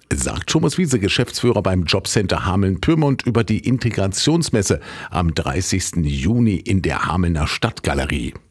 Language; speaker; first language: German; native; German